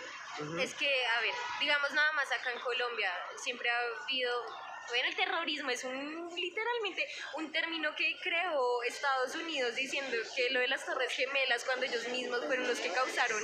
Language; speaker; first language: Spanish; native; Spanish